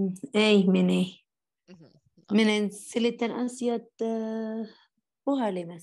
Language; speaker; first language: Finnish; non-native, learner; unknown